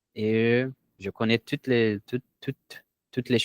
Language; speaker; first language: French; non-native, learner; Portuguese